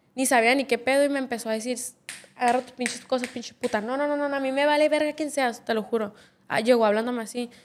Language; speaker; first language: Spanish; native; Spanish